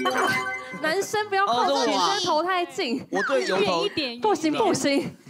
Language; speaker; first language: Chinese; native; Chinese